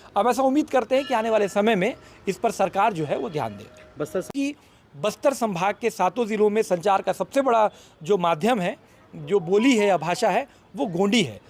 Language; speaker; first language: Hindi; native; Hindi